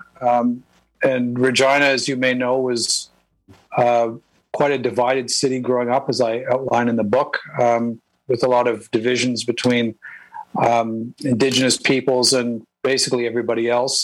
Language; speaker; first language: English; native; English